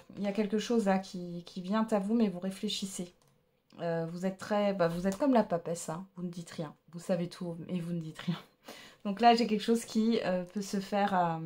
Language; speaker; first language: French; native; French